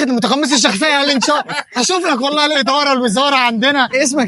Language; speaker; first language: Arabic; native; Arabic